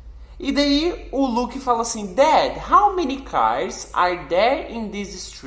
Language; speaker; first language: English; non-native, fluent; Portuguese